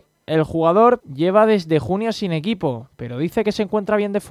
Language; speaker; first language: Spanish; native; Spanish